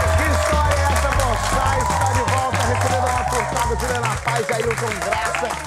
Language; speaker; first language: Portuguese; native; Portuguese